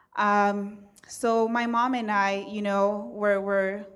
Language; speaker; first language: English; early bilingual, other home language; Spanish